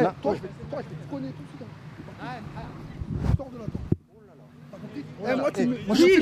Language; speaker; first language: French; native; French